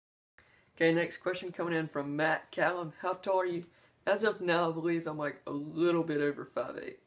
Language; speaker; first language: English; native; English